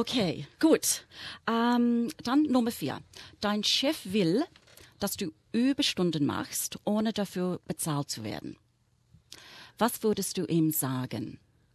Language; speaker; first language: German; non-native, fluent; English